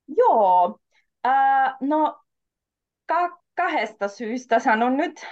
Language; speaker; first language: Finnish; non-native, fluent; German